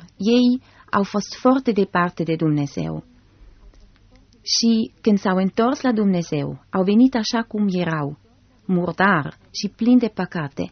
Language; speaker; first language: Romanian; non-native, fluent; German